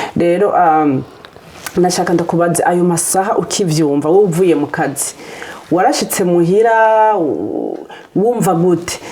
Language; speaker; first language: Rundi; native; Rundi